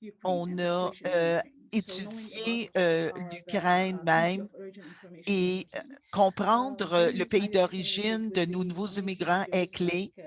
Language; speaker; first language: French; non-native, fluent; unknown